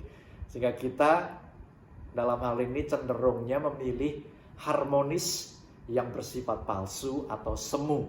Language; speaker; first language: Indonesian; native; Indonesian